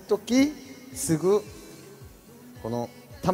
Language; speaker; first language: Japanese; non-native, fluent; Korean